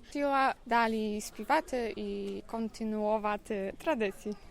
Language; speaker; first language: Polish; non-native, local second language; Ukrainian